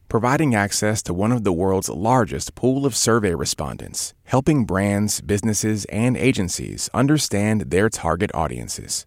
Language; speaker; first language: English; native; English